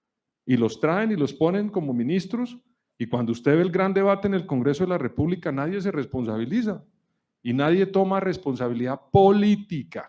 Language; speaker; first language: Spanish; native; Spanish